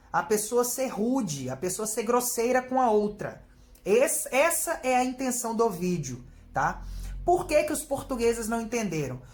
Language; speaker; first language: Portuguese; native; Portuguese